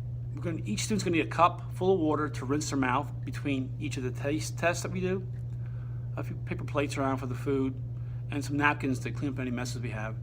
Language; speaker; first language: English; native; English